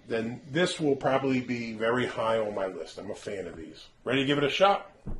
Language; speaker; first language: English; native; English